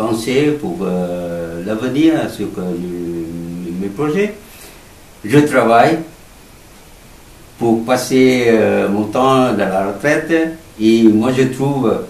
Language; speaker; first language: French; non-native, learner; Vietnamese